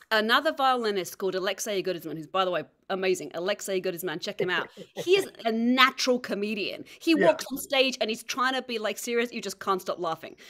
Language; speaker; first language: English; native; English